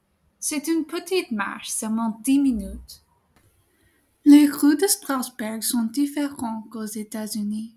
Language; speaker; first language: French; non-native, fluent; English